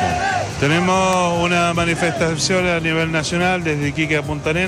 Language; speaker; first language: Spanish; native; Spanish